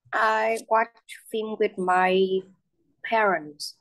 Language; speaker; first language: English; non-native, learner; Vietnamese